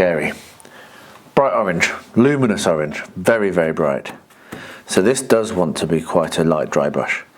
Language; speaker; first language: English; native; English